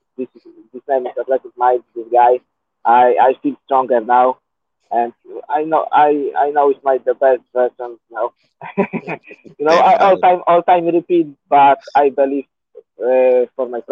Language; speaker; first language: English; non-native, learner; Polish